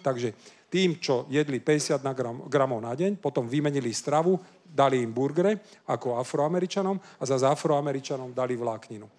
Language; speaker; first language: Slovak; non-native, local second language; Hungarian